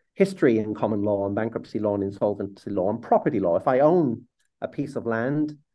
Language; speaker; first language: English; native; English